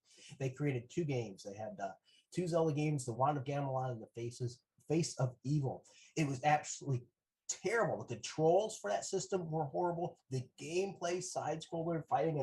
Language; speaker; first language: English; native; English